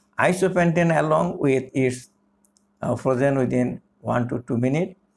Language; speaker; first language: English; non-native, local second language; Bangla